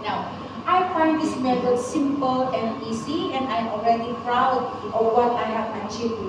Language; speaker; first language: English; non-native, local second language; Filipino